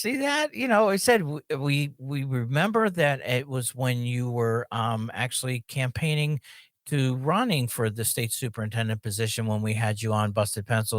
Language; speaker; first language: English; native; English